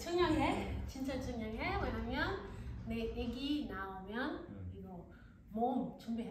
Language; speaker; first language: Korean; non-native, learner; English